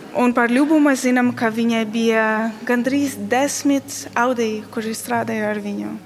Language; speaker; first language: Latvian; non-native, learner; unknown